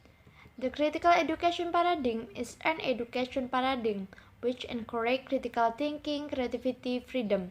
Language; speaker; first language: English; non-native, learner; Indonesian